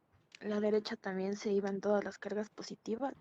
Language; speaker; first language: Spanish; native; Spanish